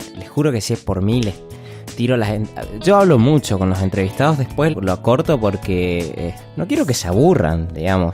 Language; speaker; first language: Spanish; native; Spanish